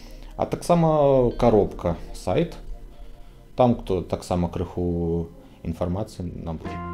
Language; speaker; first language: Belarusian; non-native, local second language; Russian